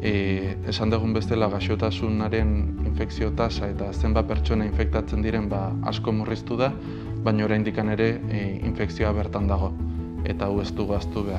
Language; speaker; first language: Basque; native; Basque